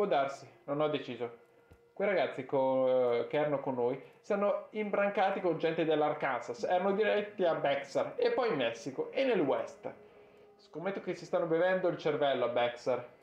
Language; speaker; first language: Italian; native; Italian